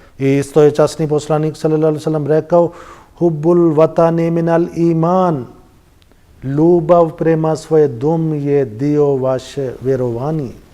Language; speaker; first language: Bosnian; non-native, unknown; Urdu